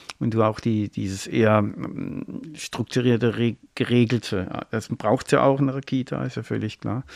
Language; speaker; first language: German; native; German